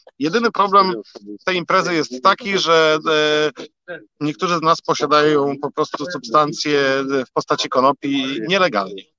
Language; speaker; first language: Polish; native; Polish